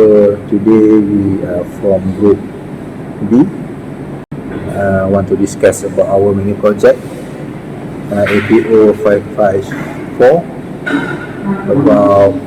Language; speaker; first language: English; non-native, learner; Malay